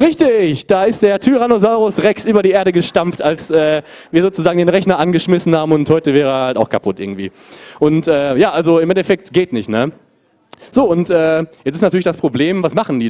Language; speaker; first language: German; native; German